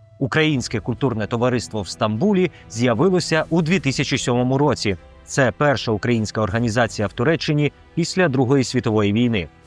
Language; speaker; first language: Ukrainian; native; Ukrainian